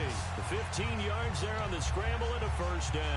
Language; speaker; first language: English; native; English